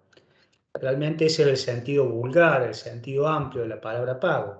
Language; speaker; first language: Spanish; native; Spanish